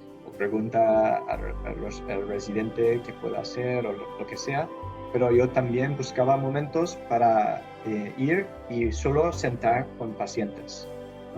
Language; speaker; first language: Spanish; non-native, fluent; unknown